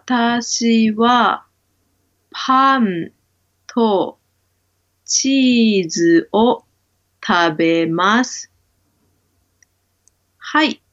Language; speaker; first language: Japanese; non-native, learner; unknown